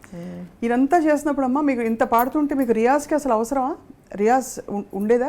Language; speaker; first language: Telugu; native; Telugu